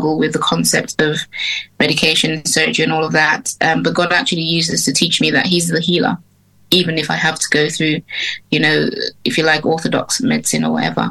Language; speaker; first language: English; native; English